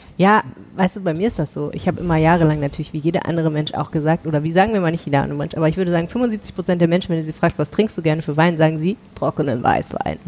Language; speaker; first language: German; native; German